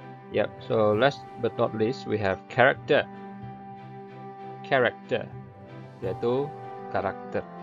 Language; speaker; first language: English; non-native, fluent; Indonesian